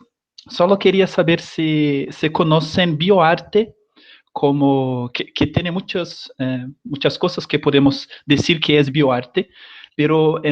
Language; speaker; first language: Spanish; non-native, learner; Portuguese